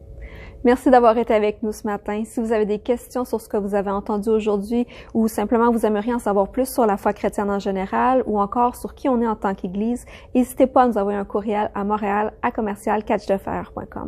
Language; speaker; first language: French; native; French